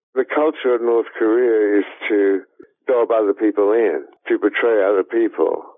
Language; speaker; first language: English; native; English